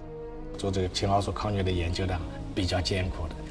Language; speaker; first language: Chinese; native; Chinese